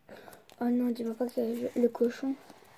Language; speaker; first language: French; native; French